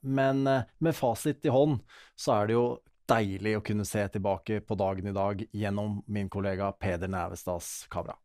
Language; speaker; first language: Norwegian; native; Norwegian